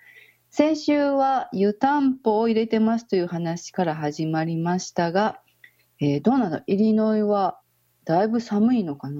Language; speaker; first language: Japanese; native; Japanese